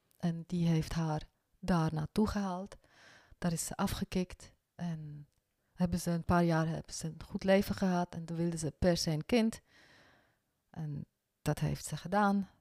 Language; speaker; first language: Dutch; non-native, fluent; French